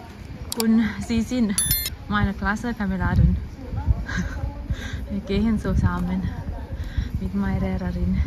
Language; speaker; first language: German; non-native, learner; Thai